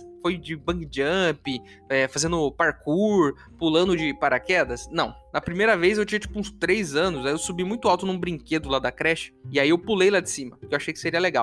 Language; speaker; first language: Portuguese; native; Portuguese